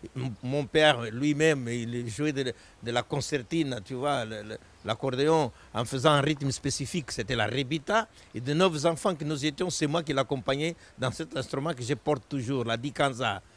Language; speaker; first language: French; non-native, fluent; Portuguese